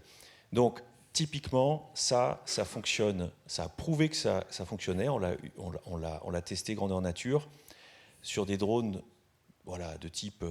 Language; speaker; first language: French; native; French